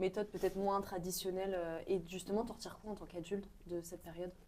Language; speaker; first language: French; native; French